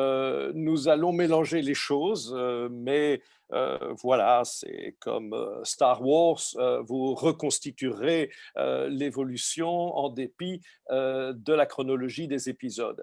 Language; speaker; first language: French; native; French